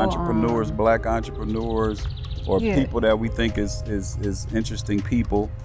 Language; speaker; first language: English; native; English